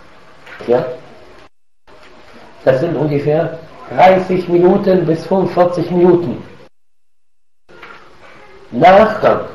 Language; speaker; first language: German; non-native, fluent; Arabic